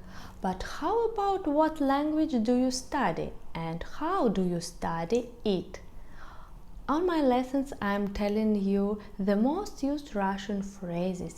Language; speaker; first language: English; non-native, fluent; Russian